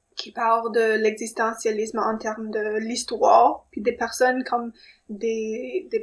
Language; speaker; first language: French; non-native, local second language; English